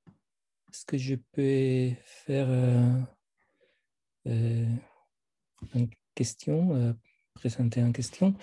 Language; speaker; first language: French; non-native, fluent; Spanish